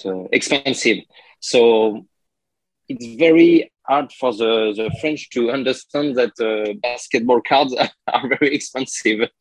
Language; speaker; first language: English; non-native, learner; French